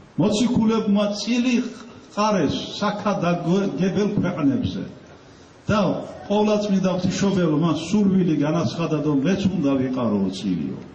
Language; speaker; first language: Georgian; native; Georgian